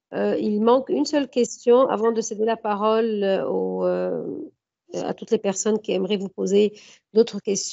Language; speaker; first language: French; non-native, fluent; Arabic